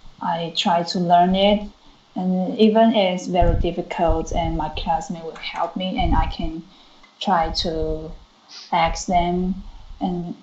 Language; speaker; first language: English; non-native, learner; Chinese